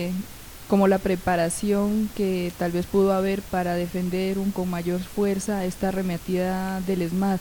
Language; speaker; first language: Spanish; native; Spanish